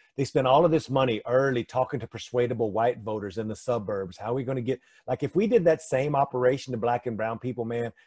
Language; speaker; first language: English; native; English